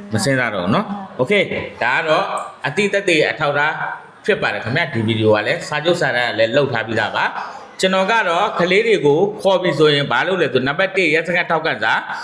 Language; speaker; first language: Burmese; native; Burmese